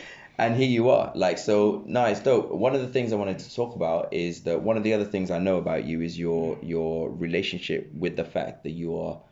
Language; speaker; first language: English; native; English